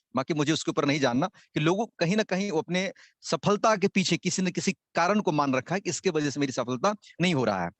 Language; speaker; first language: Hindi; native; Hindi